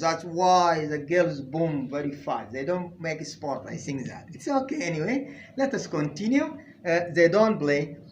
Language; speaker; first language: English; non-native, fluent; Arabic